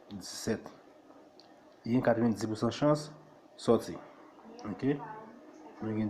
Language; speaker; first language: French; non-native, local second language; Haitian Creole